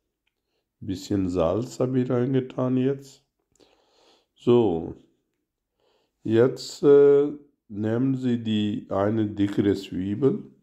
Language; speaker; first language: German; non-native, learner; Urdu